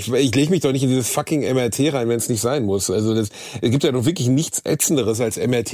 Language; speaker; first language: German; native; German